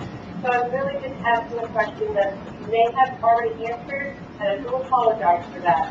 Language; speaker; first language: English; native; English